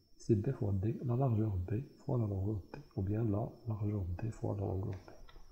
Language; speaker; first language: French; non-native, local second language; Arabic